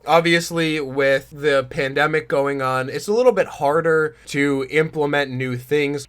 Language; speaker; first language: English; native; English